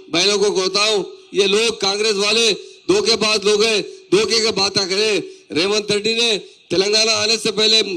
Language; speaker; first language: Hindi; non-native, local second language; Urdu